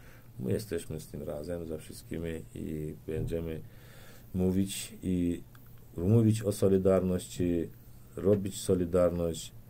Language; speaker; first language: Polish; non-native, learner; Turkmen